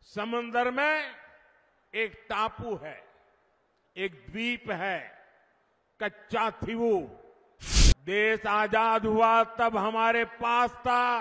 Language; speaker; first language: Hindi; non-native, local second language; Gujarati